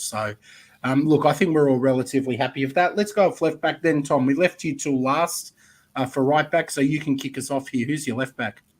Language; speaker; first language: English; native; English